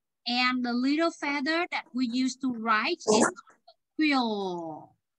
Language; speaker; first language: English; non-native, fluent; Vietnamese